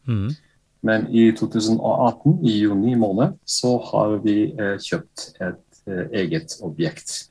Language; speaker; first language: Norwegian; non-native, fluent; Bosnian